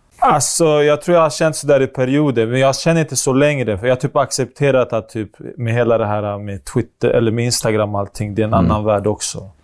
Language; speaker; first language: Swedish; early bilingual, other home language; Greek